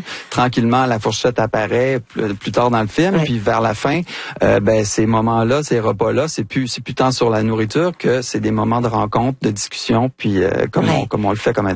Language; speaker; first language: French; native; French